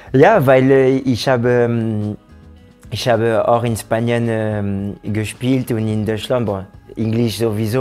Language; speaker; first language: German; non-native, fluent; French